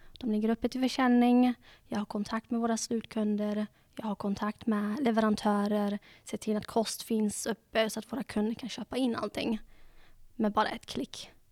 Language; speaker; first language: Swedish; early bilingual, other home language; Dutch